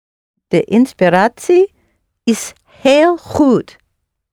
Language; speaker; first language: Dutch; non-native, learner; English